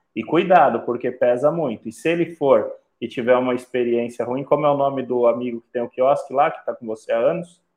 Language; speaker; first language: Portuguese; native; Portuguese